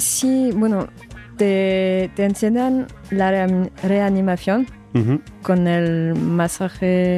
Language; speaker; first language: Spanish; non-native, fluent; French